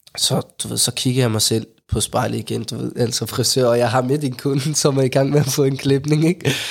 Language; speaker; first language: Danish; early bilingual, other home language; Somali